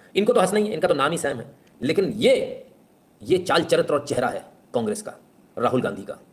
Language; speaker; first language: Hindi; native; Hindi